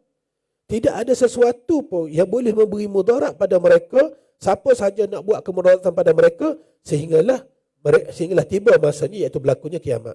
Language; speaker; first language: Malay; native; Malay